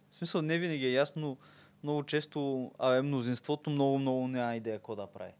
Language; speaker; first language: Bulgarian; native; Bulgarian